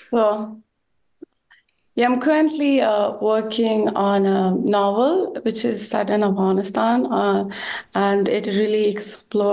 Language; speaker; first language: English; non-native, fluent; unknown